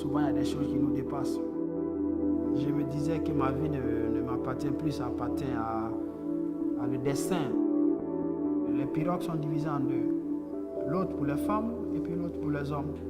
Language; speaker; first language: French; non-native, local second language; Bambara